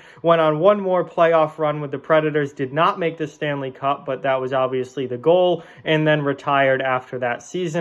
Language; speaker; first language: English; native; English